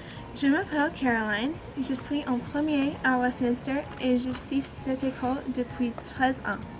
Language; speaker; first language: French; non-native, learner; English